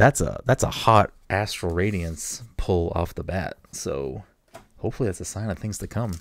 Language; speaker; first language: English; native; English